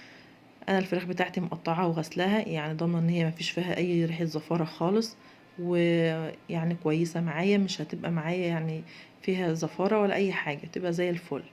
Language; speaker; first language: Arabic; native; Arabic